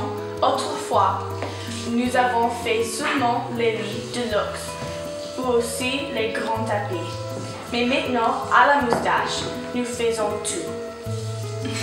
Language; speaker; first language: French; non-native, learner; English